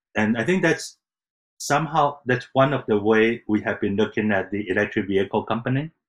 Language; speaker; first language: English; non-native, fluent; Chinese